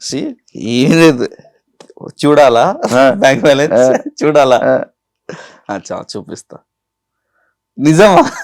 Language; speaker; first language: Telugu; non-native, learner; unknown